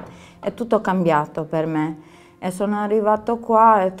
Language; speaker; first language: Italian; non-native, learner; Albanian